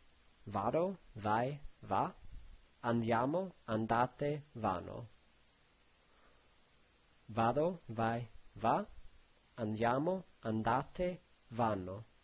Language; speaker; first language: Italian; non-native, learner; English